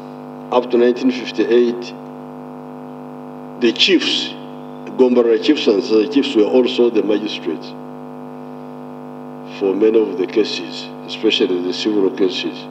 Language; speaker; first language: English; non-native, local second language; Nyankole